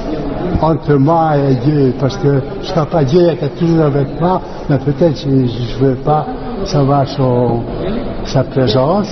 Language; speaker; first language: French; non-native, fluent; Hungarian